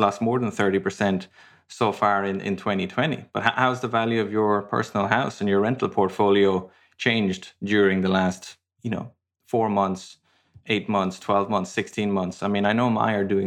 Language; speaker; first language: English; native; English